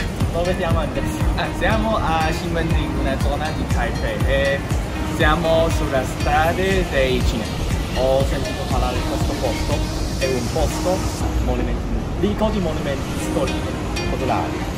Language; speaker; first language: Italian; non-native, learner; Chinese